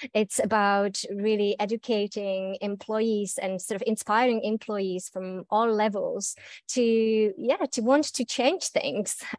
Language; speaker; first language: English; native; English